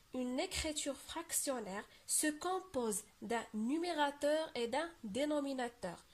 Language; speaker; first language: French; non-native, local second language; Arabic